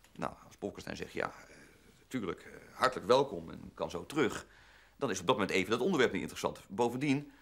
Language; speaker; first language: Dutch; native; Dutch